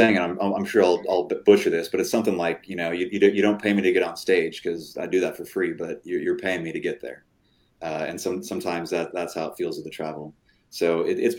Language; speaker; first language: English; native; English